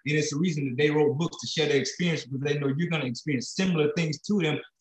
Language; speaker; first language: English; native; English